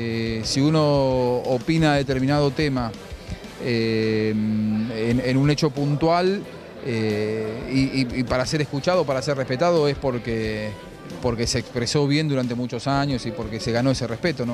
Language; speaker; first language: Spanish; native; Spanish